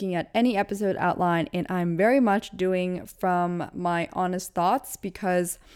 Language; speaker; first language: English; native; English